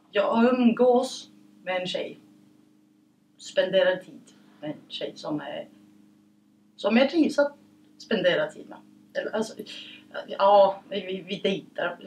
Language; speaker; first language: Swedish; early bilingual, other home language; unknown